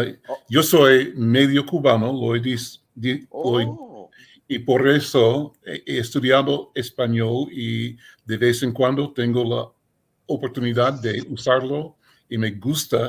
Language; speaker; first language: Spanish; non-native, fluent; English